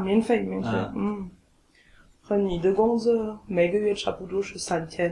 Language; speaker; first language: Chinese; non-native, learner; French